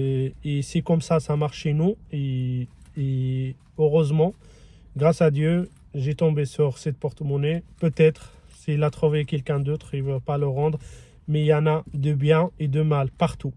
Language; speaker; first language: French; non-native, fluent; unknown